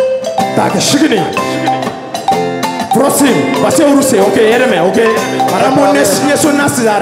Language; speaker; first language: Czech; non-native, learner; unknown